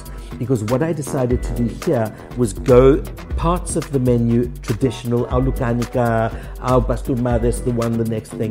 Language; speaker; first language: English; native; English